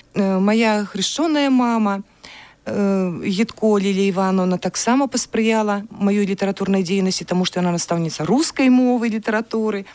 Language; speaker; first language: Belarusian; native; Belarusian